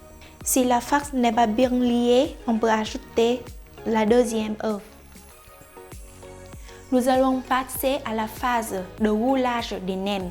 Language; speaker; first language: French; non-native, fluent; Vietnamese